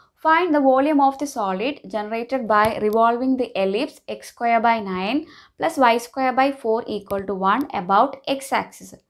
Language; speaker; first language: English; non-native, local second language; Malayalam